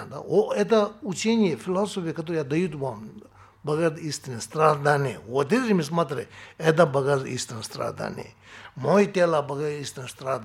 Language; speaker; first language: Russian; non-native, learner; Tibetan